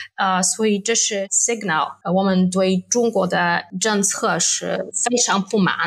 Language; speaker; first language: Chinese; non-native, fluent; Polish